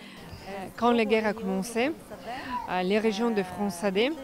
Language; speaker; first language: French; non-native, fluent; Ukrainian